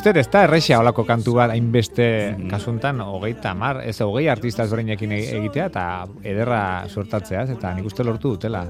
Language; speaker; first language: Basque; native; Basque